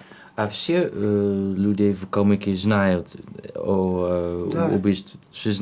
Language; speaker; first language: Russian; non-native, learner; Dutch